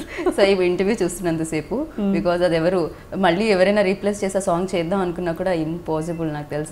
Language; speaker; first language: Telugu; native; Telugu